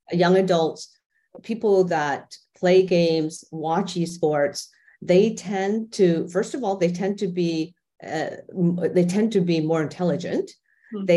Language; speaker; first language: English; native; English